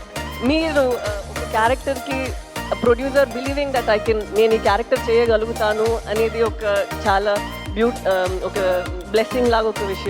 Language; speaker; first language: Telugu; non-native, fluent; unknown